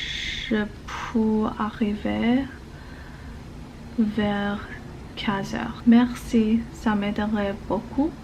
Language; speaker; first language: French; non-native, learner; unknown